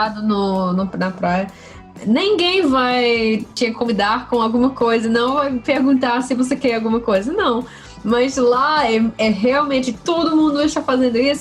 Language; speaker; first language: Portuguese; non-native, fluent; English